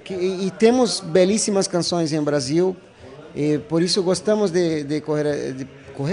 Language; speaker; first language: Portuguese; non-native, learner; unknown